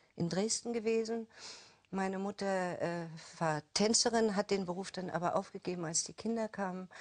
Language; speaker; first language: German; native; German